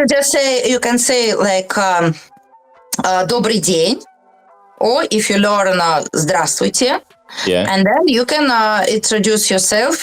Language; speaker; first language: English; non-native, learner; Russian